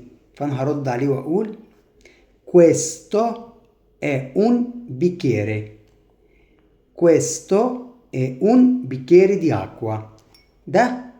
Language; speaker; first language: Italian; non-native, fluent; Arabic